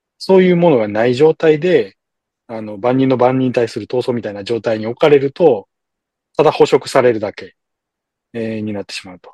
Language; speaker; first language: Japanese; native; Japanese